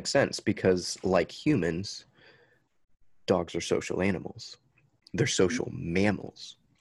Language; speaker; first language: English; native; English